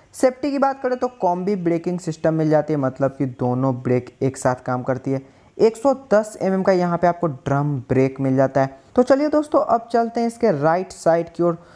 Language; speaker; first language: Hindi; native; Hindi